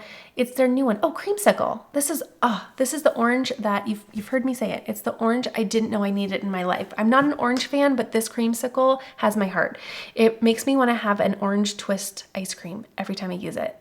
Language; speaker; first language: English; native; English